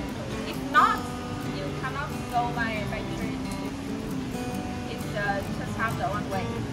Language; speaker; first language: English; non-native, fluent; Vietnamese